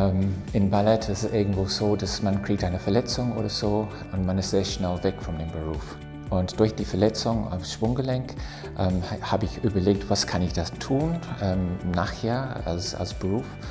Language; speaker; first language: German; non-native, fluent; English